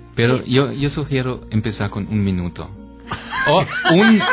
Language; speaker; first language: Spanish; non-native, fluent; German